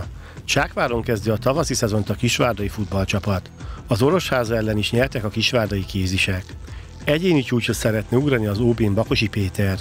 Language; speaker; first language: Hungarian; native; Hungarian